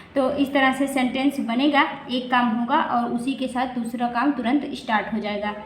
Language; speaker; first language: Hindi; native; Hindi